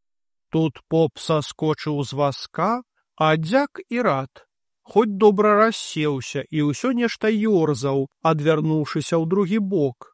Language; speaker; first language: Belarusian; native; Belarusian